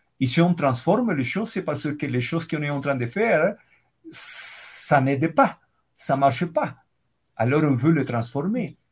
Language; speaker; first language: French; non-native, fluent; Spanish